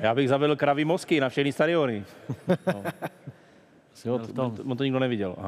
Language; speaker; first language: Czech; native; Czech